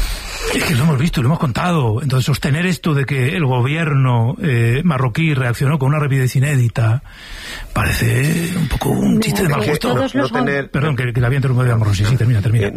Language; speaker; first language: Spanish; native; Spanish